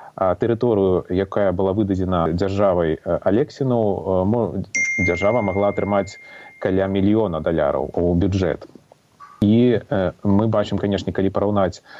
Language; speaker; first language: Belarusian; non-native, local second language; Russian